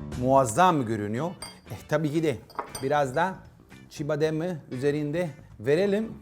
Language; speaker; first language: Turkish; non-native, learner; Italian